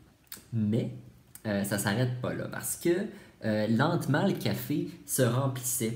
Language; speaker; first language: French; native; French